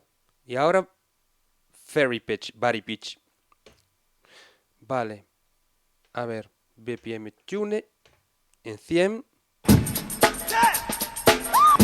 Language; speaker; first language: Spanish; non-native, fluent; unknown